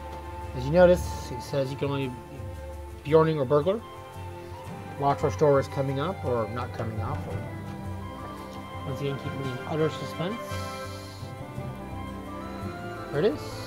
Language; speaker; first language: English; native; English